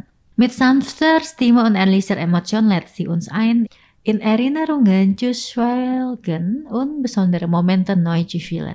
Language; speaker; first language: German; non-native, fluent; Indonesian